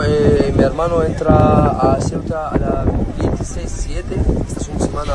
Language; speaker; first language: Spanish; non-native, learner; Arabic